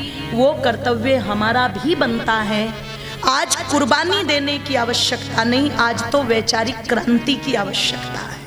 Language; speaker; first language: Hindi; native; Hindi